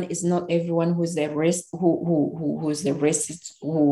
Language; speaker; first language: English; non-native, local second language; Kinyarwanda